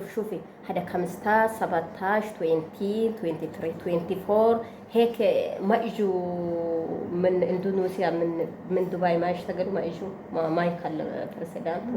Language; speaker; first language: Arabic; non-native, learner; Oromo